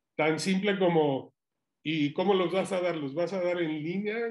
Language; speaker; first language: Spanish; native; Spanish